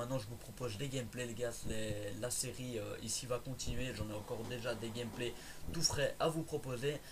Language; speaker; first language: French; native; French